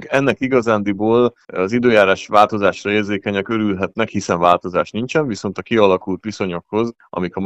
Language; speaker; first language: Hungarian; native; Hungarian